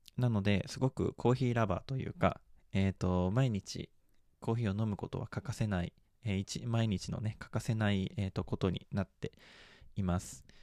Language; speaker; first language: Japanese; native; Japanese